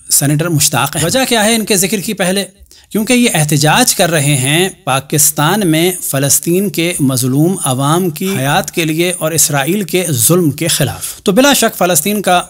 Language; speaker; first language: Urdu; native; Urdu